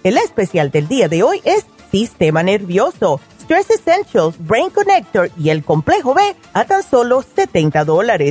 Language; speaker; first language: Spanish; native; Spanish